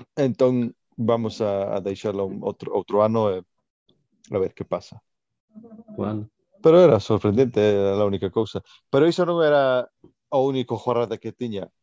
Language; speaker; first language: Galician; non-native, local second language; Spanish